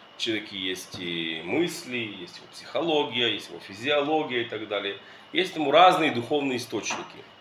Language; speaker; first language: Russian; early bilingual, heritage; Russian